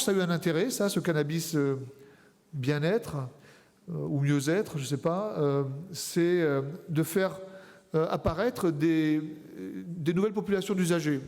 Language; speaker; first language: French; native; French